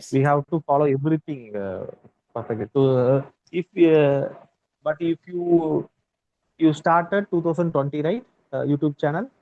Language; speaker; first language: English; non-native, learner; Tamil